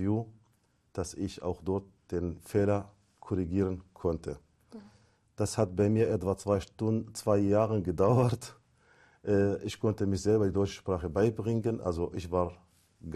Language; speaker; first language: German; non-native, fluent; Arabic